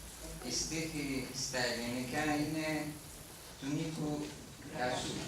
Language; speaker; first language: Greek; non-native, learner; Arabic